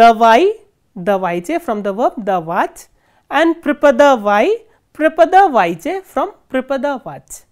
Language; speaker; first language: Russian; non-native, fluent; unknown